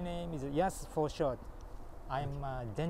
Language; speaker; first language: English; non-native, learner; Japanese